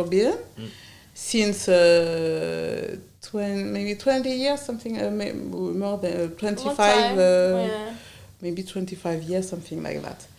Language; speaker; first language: English; non-native, learner; French